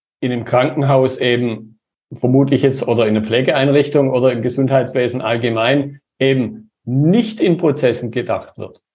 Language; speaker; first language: German; native; German